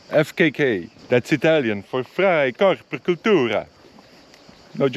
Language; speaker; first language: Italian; non-native, learner; Dutch